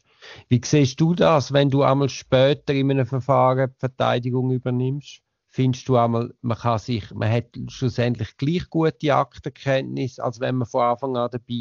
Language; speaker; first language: German; native; German